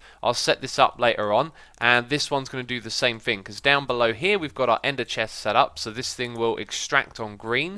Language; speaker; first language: English; native; English